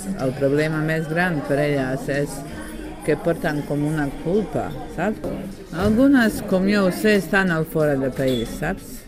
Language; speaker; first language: Catalan; non-native, learner; Bosnian